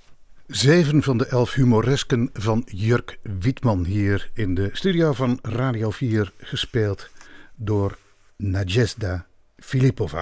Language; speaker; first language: Dutch; native; Dutch